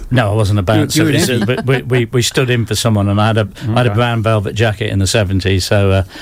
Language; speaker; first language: English; native; English